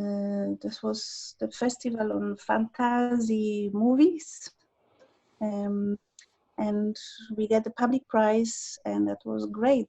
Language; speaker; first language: English; non-native, learner; Polish